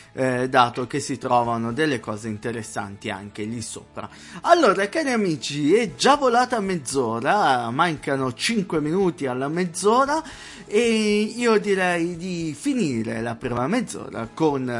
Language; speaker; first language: Italian; native; Italian